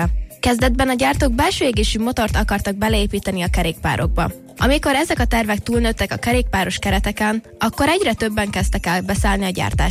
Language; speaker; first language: Hungarian; native; Hungarian